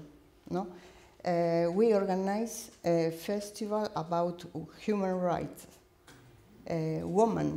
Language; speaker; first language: English; non-native, learner; Spanish